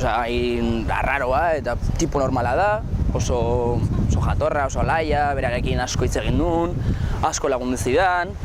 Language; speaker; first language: Basque; non-native, local second language; Spanish